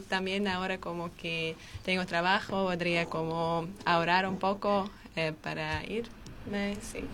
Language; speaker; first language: Spanish; non-native, fluent; Armenian